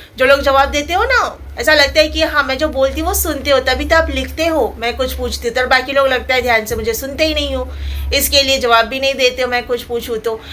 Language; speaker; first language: Hindi; non-native, local second language; Bangla